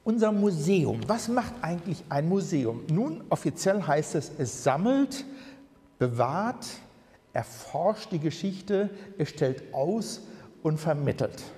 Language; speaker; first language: German; native; German